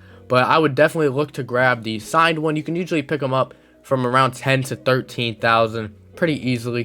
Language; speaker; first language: English; native; English